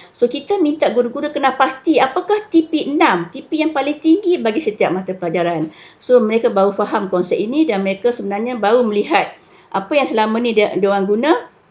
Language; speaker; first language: Malay; native; Malay